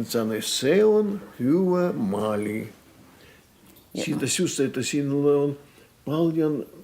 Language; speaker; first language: Finnish; non-native, learner; Russian